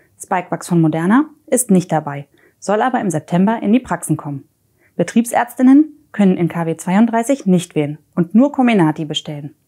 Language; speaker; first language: German; native; German